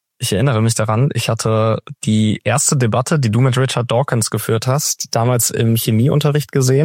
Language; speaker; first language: German; native; German